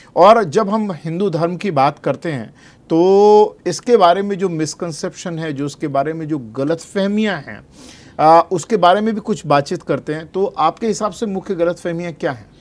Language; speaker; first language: Hindi; native; Hindi